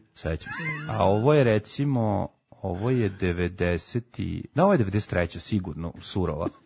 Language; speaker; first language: Serbian; native; Serbian